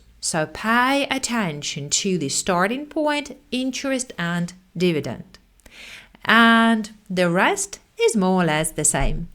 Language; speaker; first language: English; non-native, fluent; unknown